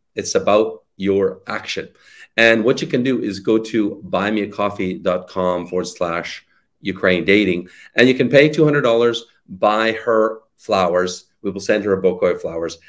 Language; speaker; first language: English; native; English